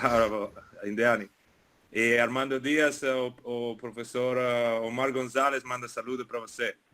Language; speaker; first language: Portuguese; non-native, fluent; Italian